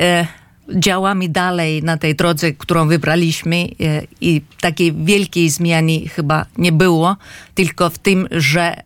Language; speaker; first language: Polish; non-native, fluent; Finnish